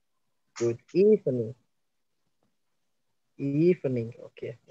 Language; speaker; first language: English; non-native, learner; Indonesian